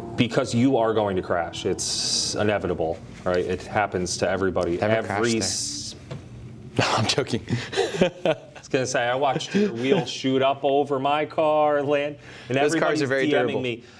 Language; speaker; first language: English; native; English